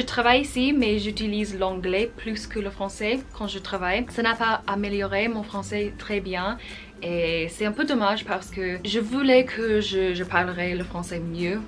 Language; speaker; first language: French; non-native, fluent; English